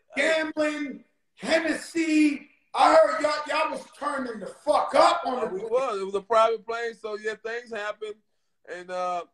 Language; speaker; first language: English; native; English